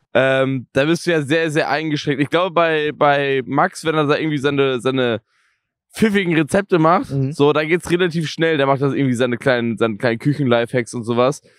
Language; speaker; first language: German; native; German